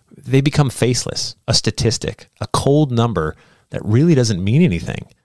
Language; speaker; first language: English; native; English